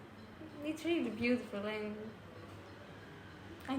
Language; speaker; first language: English; non-native, learner; Greek